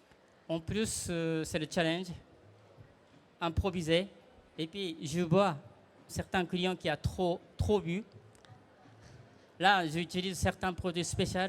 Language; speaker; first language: French; non-native, fluent; Japanese